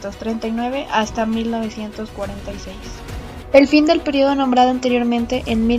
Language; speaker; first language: Spanish; native; Spanish